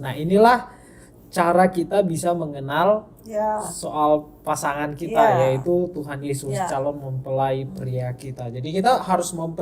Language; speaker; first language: Indonesian; native; Indonesian